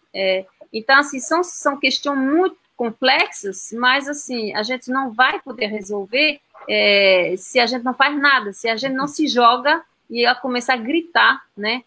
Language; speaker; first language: Portuguese; non-native, fluent; French